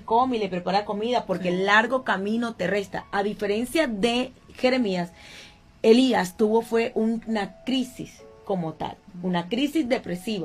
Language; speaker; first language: Spanish; native; Spanish